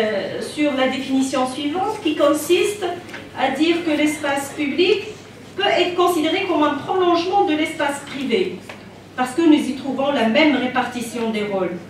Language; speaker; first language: French; non-native, local second language; Arabic